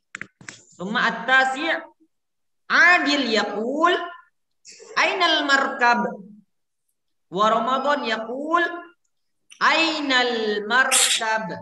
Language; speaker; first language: Arabic; non-native, learner; Indonesian